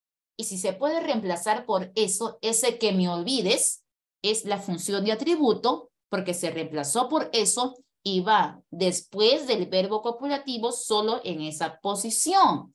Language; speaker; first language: Spanish; native; Spanish